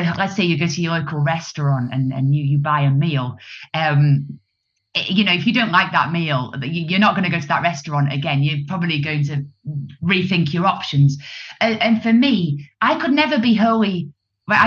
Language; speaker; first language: English; native; English